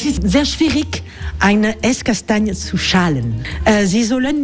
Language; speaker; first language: German; non-native, learner; French